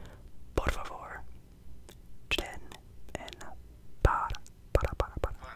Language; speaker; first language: Spanish; non-native, learner; English